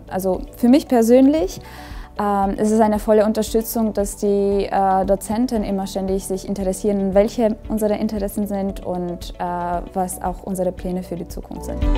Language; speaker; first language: German; non-native, local second language; Hungarian